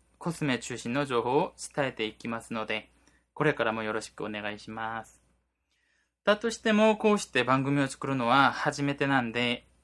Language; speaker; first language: Japanese; non-native, fluent; Korean